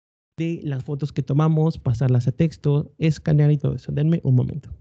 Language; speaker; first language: Spanish; native; Spanish